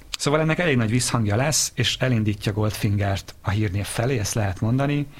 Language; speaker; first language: Hungarian; native; Hungarian